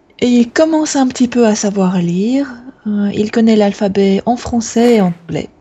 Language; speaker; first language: French; native; French